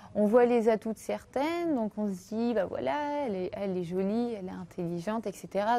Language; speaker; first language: French; native; French